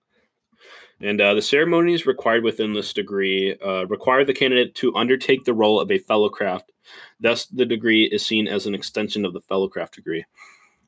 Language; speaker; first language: English; native; English